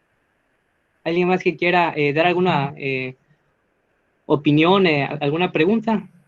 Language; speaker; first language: Spanish; native; Spanish